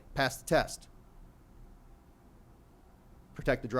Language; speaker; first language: English; native; English